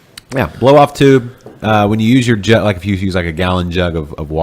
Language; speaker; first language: English; native; English